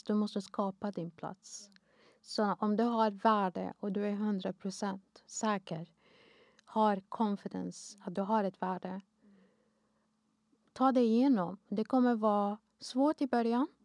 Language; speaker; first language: Swedish; non-native, fluent; Arabic